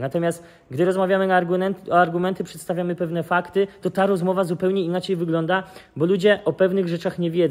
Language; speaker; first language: Polish; native; Polish